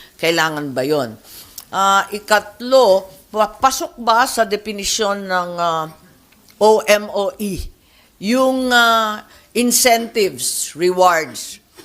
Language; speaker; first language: Filipino; native; Filipino